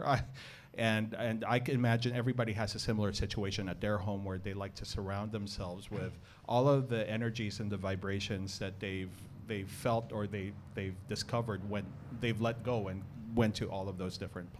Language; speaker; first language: English; non-native, local second language; Filipino